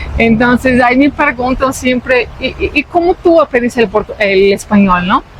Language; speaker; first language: Spanish; non-native, fluent; Portuguese